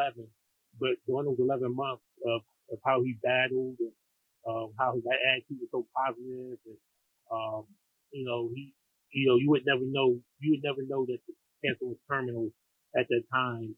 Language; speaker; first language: English; native; English